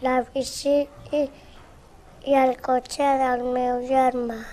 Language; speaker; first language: Catalan; non-native, local second language; Spanish